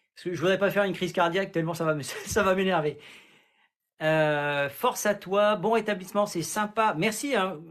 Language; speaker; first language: French; native; French